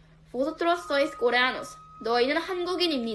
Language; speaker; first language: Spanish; non-native, learner; Korean